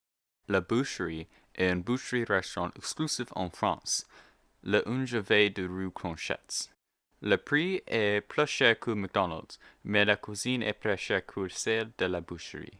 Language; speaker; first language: French; non-native, learner; English